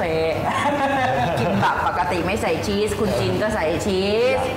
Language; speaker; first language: Thai; native; Thai